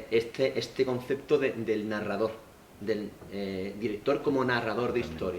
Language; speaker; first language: Spanish; native; Spanish